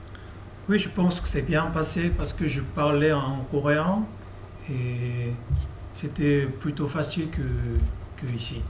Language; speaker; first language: French; non-native, learner; Korean